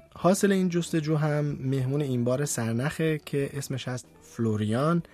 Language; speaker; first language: Persian; native; Persian